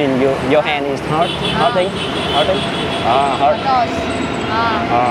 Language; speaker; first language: English; non-native, learner; Vietnamese